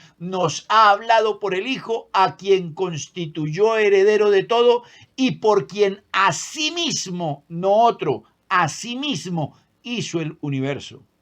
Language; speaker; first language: Spanish; native; Spanish